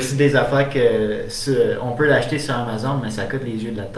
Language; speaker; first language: French; native; French